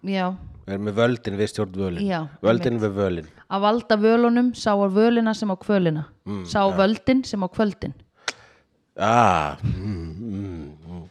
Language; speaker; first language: Icelandic; native; Icelandic